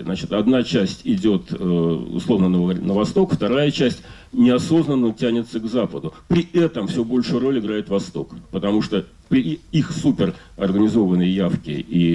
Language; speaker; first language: Russian; native; Russian